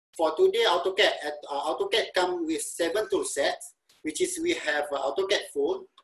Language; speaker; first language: English; non-native, local second language; Malay